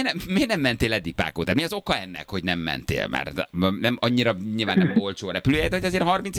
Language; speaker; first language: Hungarian; native; Hungarian